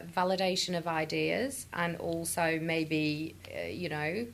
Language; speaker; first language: English; native; English